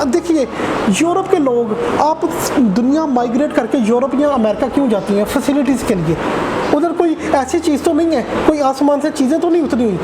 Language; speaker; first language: Urdu; non-native, local second language; Punjabi